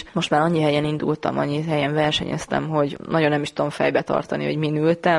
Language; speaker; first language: Hungarian; native; Hungarian